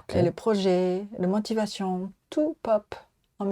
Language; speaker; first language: French; non-native, learner; Japanese